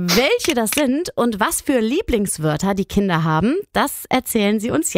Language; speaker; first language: German; native; German